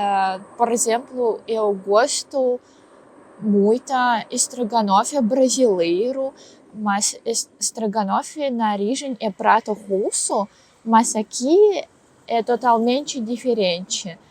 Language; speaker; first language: Portuguese; non-native, learner; Russian